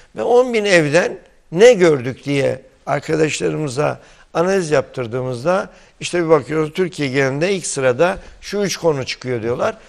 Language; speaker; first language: Turkish; native; Turkish